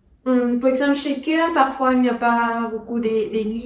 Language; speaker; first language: French; non-native, learner; Spanish